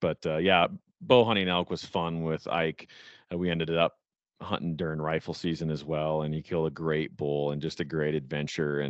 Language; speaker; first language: English; native; English